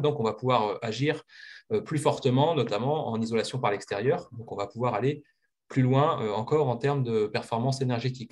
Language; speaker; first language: French; native; French